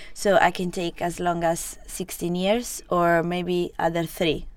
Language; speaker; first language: English; non-native, fluent; Italian